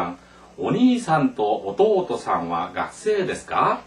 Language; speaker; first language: Japanese; non-native, local second language; Korean